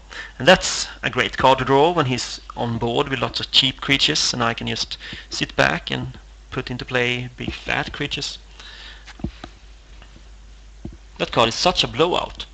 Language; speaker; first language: English; non-native, fluent; Swedish